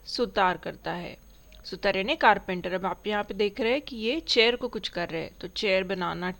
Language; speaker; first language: Hindi; non-native, local second language; Marathi